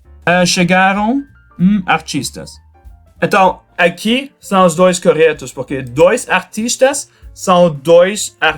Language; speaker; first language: Portuguese; non-native, fluent; French